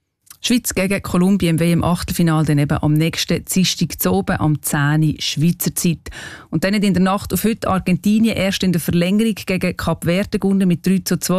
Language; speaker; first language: German; native; German